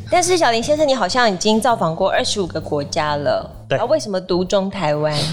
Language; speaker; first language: Chinese; native; Chinese